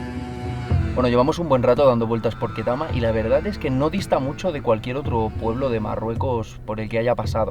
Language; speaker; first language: Spanish; native; Spanish